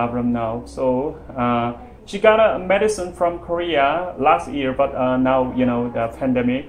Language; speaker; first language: English; non-native, learner; Filipino